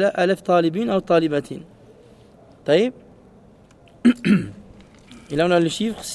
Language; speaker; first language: Arabic; non-native, fluent; French